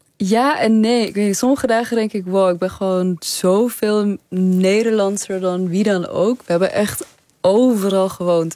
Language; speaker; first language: Dutch; early bilingual, other home language; Persian